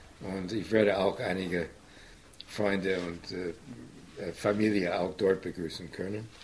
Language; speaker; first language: German; non-native, fluent; English